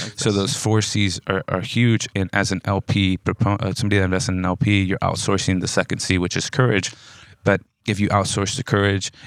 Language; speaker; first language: English; native; English